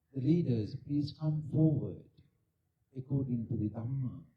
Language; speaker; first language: English; non-native, local second language; Sinhala